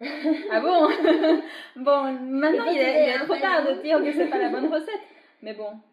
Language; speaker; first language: French; non-native, fluent; Chinese